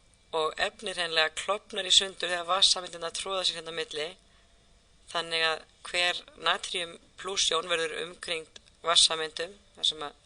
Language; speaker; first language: Icelandic; native; Icelandic